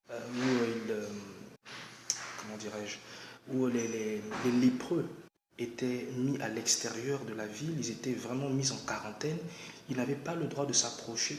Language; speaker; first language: French; non-native, local second language; Lingala